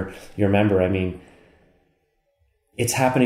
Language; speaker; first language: English; native; English